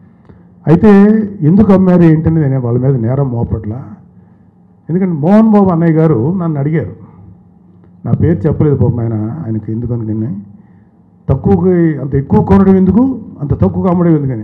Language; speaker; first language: Telugu; native; Telugu